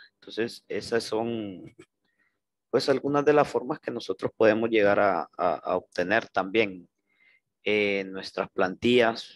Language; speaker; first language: Spanish; native; Spanish